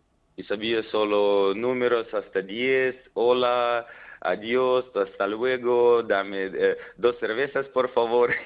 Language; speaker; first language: Spanish; non-native, learner; Belarusian